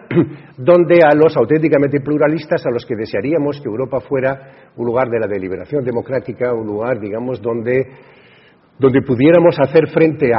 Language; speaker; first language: Spanish; native; Spanish